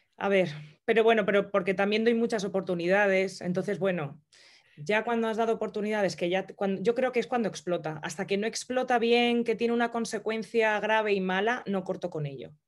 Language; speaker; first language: Spanish; native; Spanish